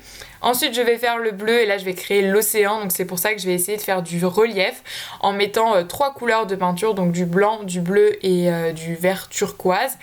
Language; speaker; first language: French; native; French